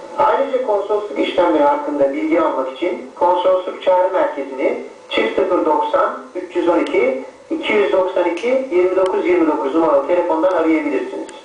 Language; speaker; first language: Turkish; native; Turkish